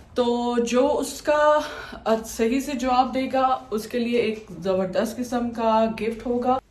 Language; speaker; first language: Urdu; native; Urdu